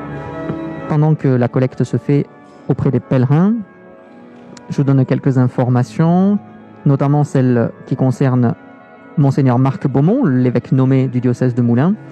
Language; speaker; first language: French; native; French